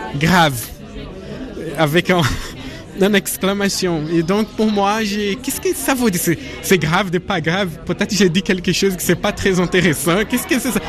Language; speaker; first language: French; non-native, learner; Portuguese